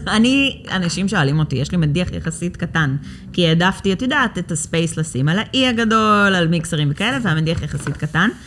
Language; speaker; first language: Hebrew; native; Hebrew